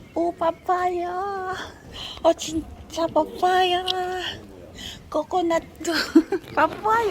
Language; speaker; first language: Korean; non-native, learner; Filipino